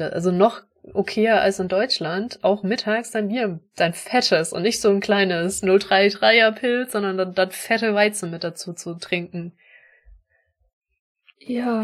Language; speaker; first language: German; native; German